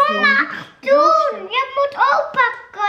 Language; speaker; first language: Dutch; early bilingual, other home language; Turkish